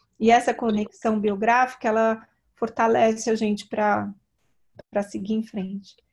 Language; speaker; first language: Portuguese; native; Portuguese